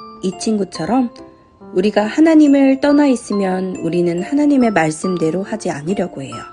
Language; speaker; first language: Korean; native; Korean